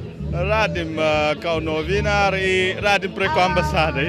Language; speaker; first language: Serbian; non-native, learner; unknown